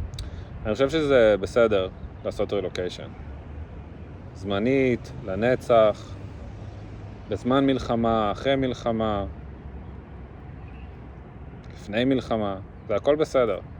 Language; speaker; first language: Hebrew; early bilingual, other home language; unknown